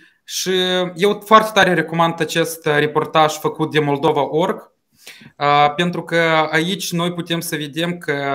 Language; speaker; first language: Romanian; non-native, local second language; Russian